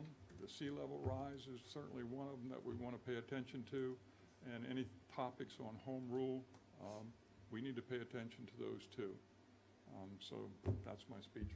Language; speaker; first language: English; native; English